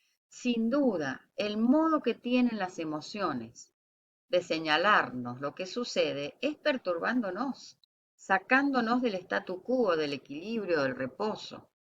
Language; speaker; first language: Spanish; native; Spanish